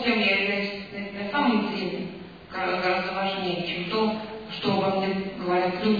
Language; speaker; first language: Russian; native; Russian